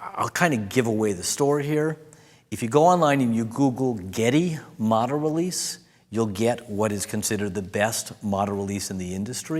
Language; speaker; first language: English; native; English